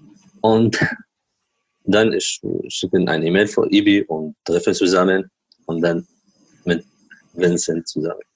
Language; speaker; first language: German; non-native, learner; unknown